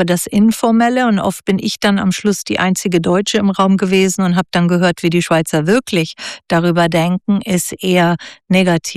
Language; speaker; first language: German; native; German